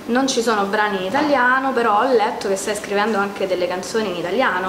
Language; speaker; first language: Italian; native; Italian